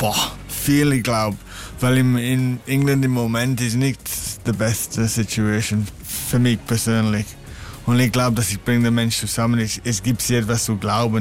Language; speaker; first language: German; non-native, learner; English